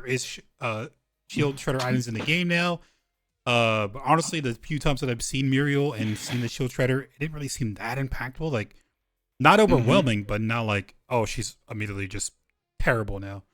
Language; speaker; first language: English; native; English